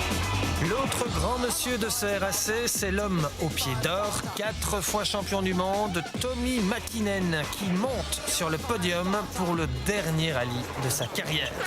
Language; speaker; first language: French; native; French